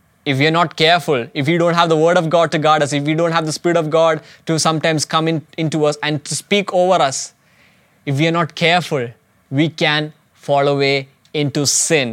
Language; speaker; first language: English; non-native, local second language; Malayalam